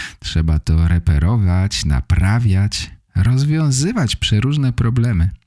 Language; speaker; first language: Polish; native; Polish